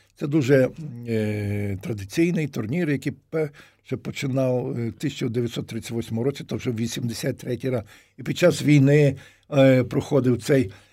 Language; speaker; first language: Ukrainian; native; Ukrainian